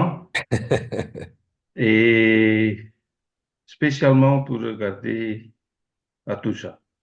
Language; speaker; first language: French; non-native, fluent; Dutch